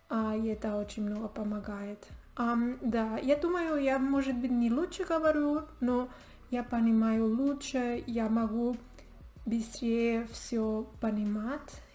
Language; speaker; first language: Russian; non-native, learner; Spanish